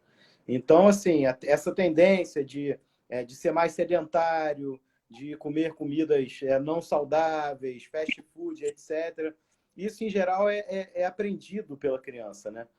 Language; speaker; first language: Portuguese; native; Portuguese